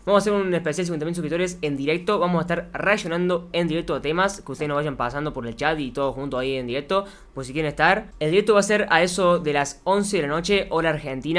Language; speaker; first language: Spanish; native; Spanish